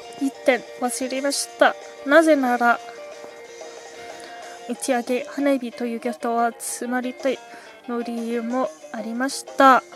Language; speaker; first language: Japanese; non-native, learner; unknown